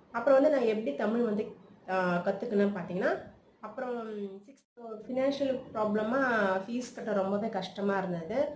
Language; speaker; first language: Tamil; non-native, local second language; Telugu